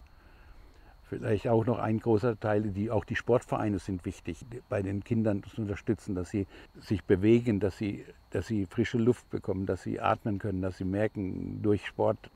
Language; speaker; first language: German; non-native, fluent; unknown